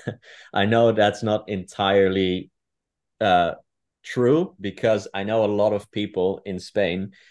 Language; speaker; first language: English; non-native, fluent; Dutch